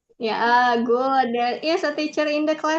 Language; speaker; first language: English; non-native, fluent; Indonesian